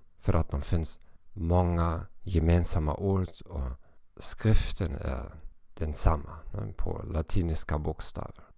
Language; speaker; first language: Swedish; non-native, fluent; German